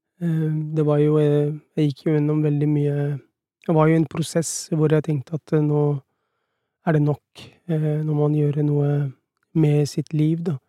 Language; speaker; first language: Norwegian; early bilingual, other home language; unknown